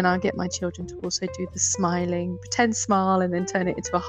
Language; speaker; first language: English; native; English